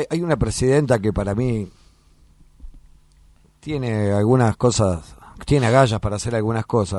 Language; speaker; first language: Spanish; native; Spanish